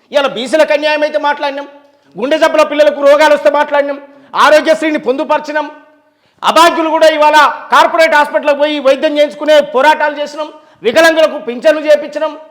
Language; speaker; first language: Telugu; native; Telugu